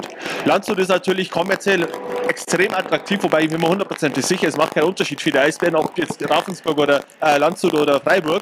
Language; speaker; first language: German; native; German